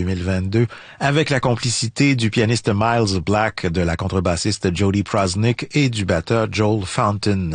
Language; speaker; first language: French; native; French